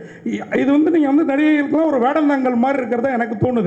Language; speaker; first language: Tamil; native; Tamil